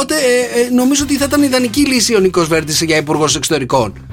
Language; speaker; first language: Greek; native; Greek